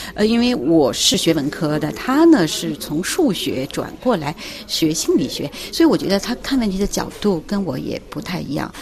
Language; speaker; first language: Chinese; native; Chinese